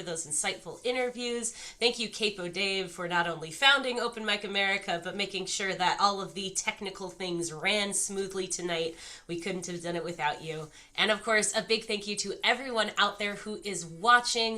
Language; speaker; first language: English; native; English